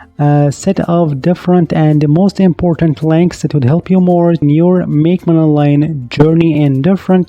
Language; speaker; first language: English; non-native, fluent; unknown